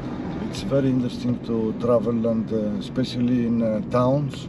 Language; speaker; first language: English; non-native, learner; Greek